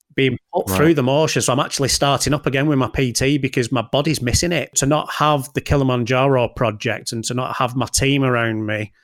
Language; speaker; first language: English; native; English